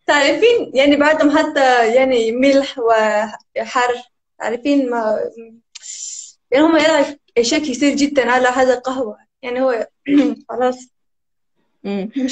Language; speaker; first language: Arabic; non-native, learner; Turkish